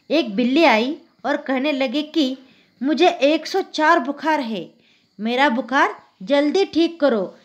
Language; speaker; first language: Hindi; non-native, local second language; Marathi